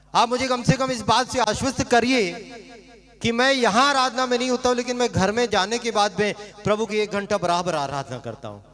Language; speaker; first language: Hindi; non-native, local second language; Marathi